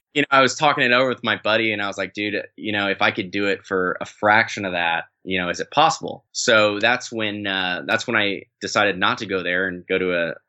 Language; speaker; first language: English; native; English